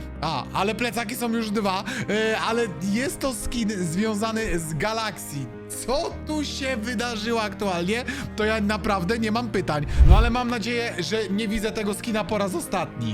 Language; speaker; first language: Polish; native; Polish